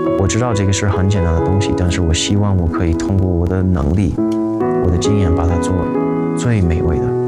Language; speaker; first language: Chinese; non-native, fluent; English